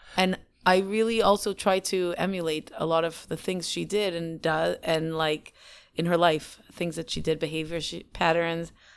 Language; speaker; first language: English; native; English